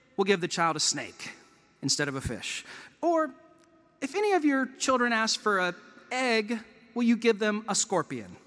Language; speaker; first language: English; native; English